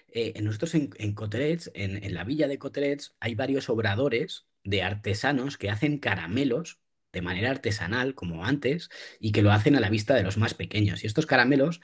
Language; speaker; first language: Spanish; native; Spanish